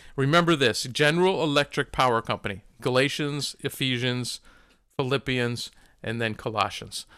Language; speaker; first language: English; native; English